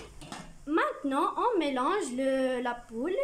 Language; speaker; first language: French; non-native, learner; Arabic